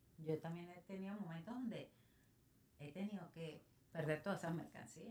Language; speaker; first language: Spanish; native; Spanish